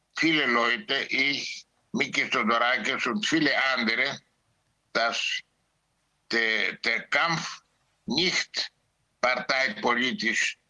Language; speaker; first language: German; non-native, learner; Greek